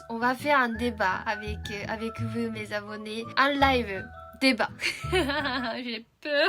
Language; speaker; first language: French; non-native, fluent; Japanese